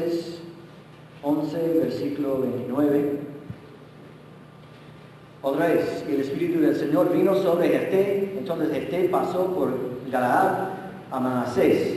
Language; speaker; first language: Spanish; non-native, fluent; English